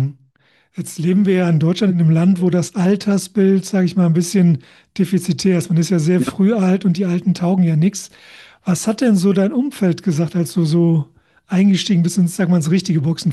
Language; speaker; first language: German; native; German